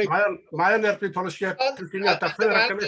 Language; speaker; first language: Welsh; native; Welsh